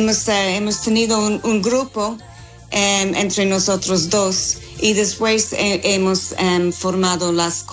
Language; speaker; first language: Spanish; non-native, fluent; English